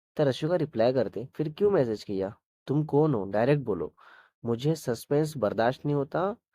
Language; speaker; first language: Hindi; non-native, local second language; Marathi